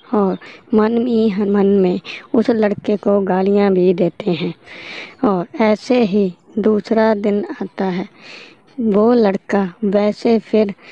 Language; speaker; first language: Hindi; native; Hindi